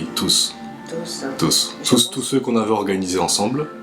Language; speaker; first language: French; native; French